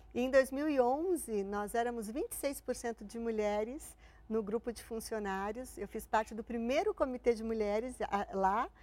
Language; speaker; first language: Portuguese; native; Portuguese